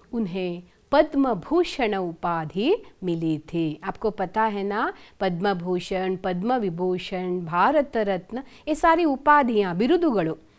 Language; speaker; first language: Hindi; non-native, local second language; Kannada